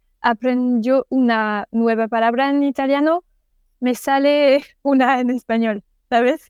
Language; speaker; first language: Spanish; non-native, learner; French